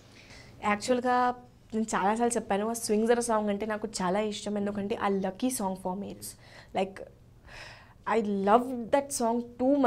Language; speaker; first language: Telugu; non-native, learner; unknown